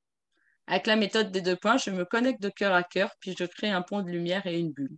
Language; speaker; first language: French; native; French